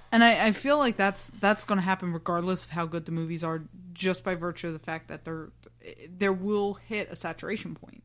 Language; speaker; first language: English; native; English